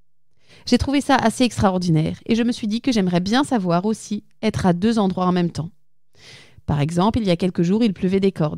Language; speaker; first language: French; native; French